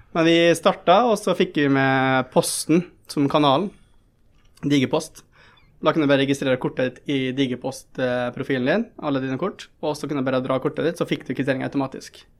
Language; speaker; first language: Norwegian; early bilingual, other home language; Tamil